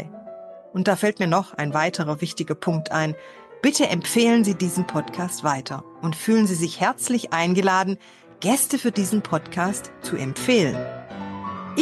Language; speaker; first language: German; native; German